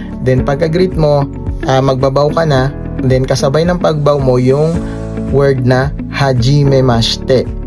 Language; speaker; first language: Filipino; native; Filipino